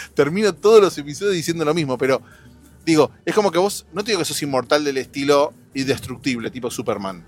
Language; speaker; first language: Spanish; native; Spanish